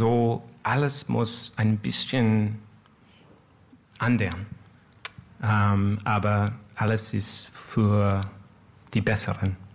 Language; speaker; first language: German; non-native, learner; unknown